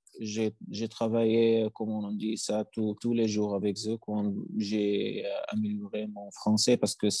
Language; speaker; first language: French; non-native, learner; Arabic